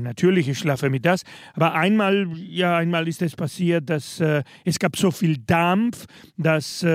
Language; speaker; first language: German; non-native, fluent; Spanish